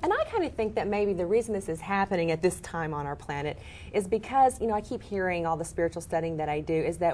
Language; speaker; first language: English; native; English